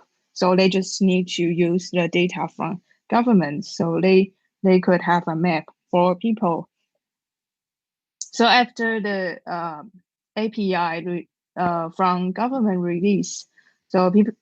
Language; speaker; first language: English; non-native, learner; Chinese